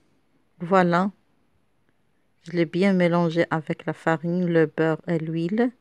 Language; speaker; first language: French; non-native, local second language; Arabic